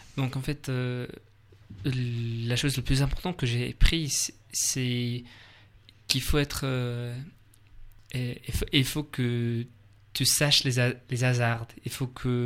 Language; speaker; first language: French; non-native, learner; English